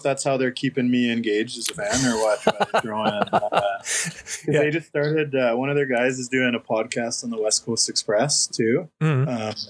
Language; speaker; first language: English; native; English